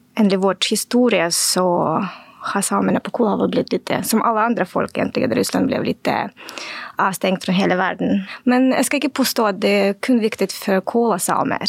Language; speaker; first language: Norwegian; non-native, fluent; Russian